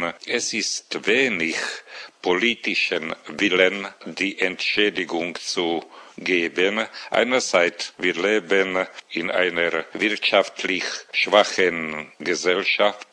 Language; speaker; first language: German; non-native, fluent; Slovak